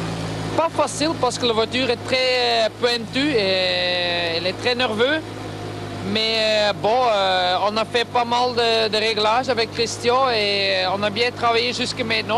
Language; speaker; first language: French; non-native, fluent; Dutch